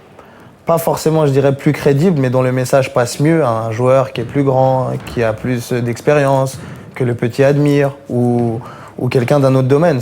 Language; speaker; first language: French; native; French